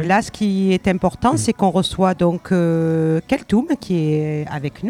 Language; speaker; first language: French; native; French